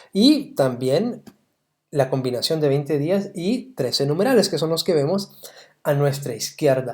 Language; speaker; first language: Spanish; native; Spanish